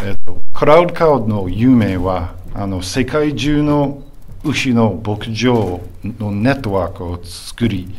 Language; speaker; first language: Japanese; non-native, fluent; English